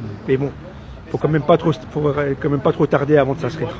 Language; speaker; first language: French; native; French